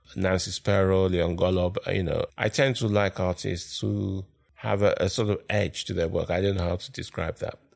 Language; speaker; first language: English; non-native, local second language; Yoruba